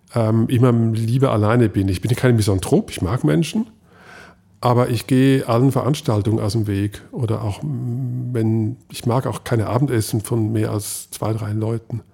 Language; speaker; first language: German; native; German